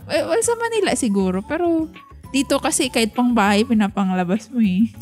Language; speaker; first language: Filipino; non-native, local second language; Bikol